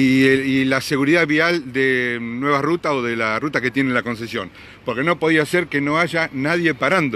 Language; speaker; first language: Spanish; native; Spanish